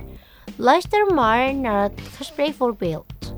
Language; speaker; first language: Dutch; non-native, learner; Indonesian